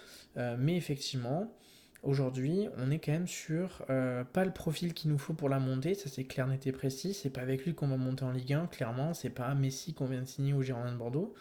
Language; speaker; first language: French; native; French